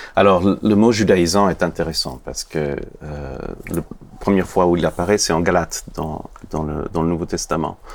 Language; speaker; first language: French; non-native, fluent; Hebrew